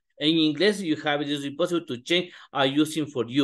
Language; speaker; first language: English; non-native, learner; Spanish